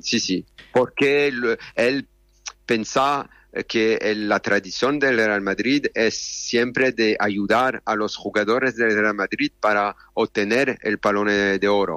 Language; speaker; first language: Spanish; non-native, learner; French